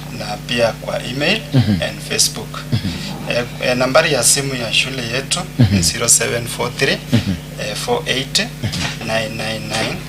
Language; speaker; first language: Swahili; non-native, local second language; Kalenjin